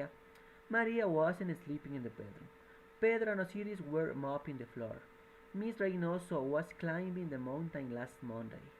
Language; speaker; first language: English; non-native, fluent; Spanish